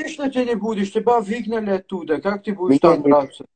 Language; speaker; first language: Russian; native; Russian